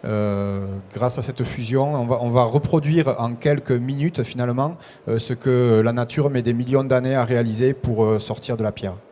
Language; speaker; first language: French; native; French